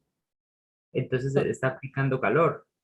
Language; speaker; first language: Spanish; native; Spanish